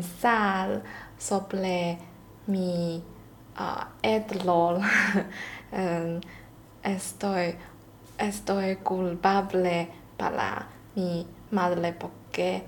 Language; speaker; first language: Spanish; non-native, learner; Chinese